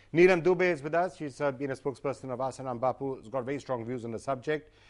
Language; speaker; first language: English; non-native, local second language; Hindi